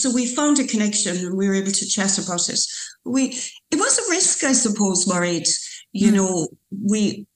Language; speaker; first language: English; native; English